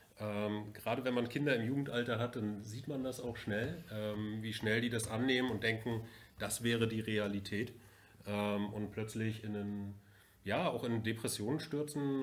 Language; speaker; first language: German; native; German